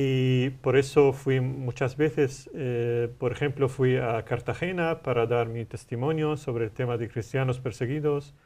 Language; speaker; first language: Spanish; non-native, learner; Arabic